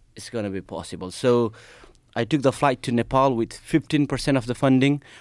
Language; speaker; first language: English; non-native, local second language; Nepali